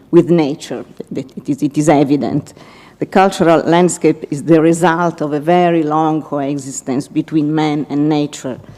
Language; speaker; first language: English; non-native, fluent; Italian